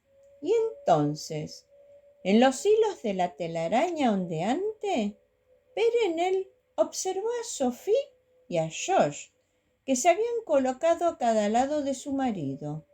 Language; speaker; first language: Spanish; native; Spanish